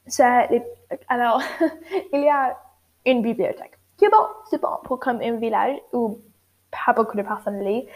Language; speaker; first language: French; non-native, learner; English